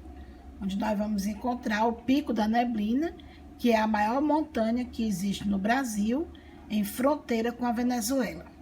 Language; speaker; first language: Portuguese; native; Portuguese